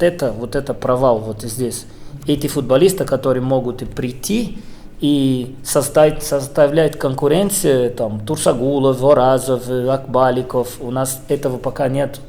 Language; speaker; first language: Russian; non-native, fluent; Portuguese